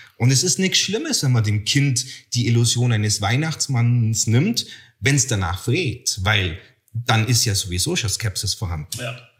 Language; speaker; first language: German; native; German